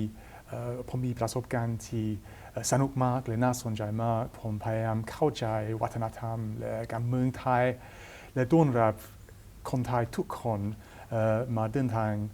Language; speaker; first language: Thai; non-native, fluent; English